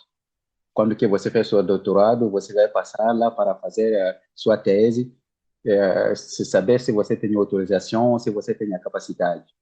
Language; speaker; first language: Portuguese; non-native, learner; Bambara